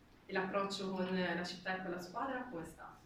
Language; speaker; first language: Italian; native; Italian